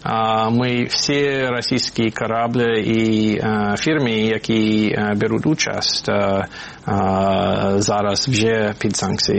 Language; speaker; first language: Ukrainian; non-native, fluent; English